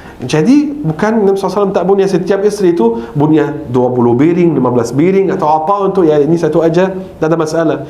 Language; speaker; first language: Malay; non-native, fluent; Arabic